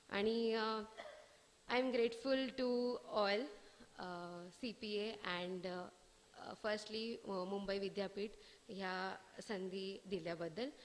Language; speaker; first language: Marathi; non-native, local second language; Tamil